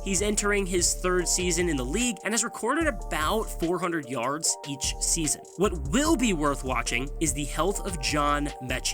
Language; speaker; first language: English; native; English